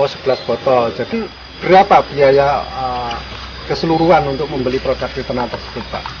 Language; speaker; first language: Indonesian; native; Indonesian